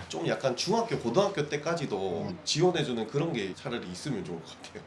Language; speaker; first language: Korean; native; Korean